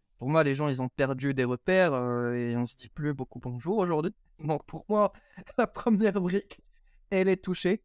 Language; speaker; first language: French; non-native, local second language; Arabic